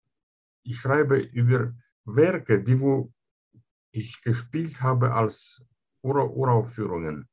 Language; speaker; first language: German; non-native, fluent; Russian